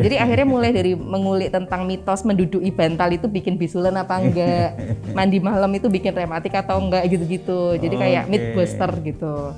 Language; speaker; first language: Indonesian; native; Indonesian